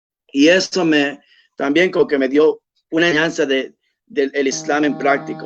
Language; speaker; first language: Spanish; early bilingual, heritage; Spanish